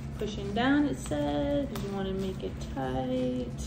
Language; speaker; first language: English; native; English